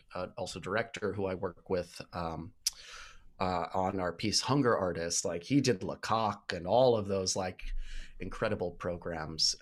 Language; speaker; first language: English; native; English